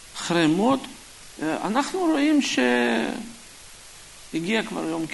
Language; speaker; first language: Hebrew; non-native, fluent; Russian